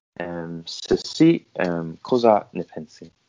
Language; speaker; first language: Italian; non-native, learner; English